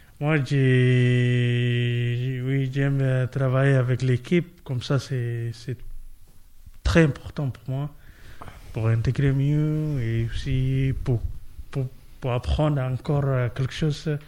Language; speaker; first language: French; non-native, learner; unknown